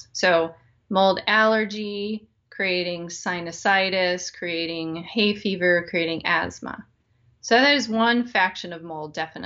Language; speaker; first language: English; native; English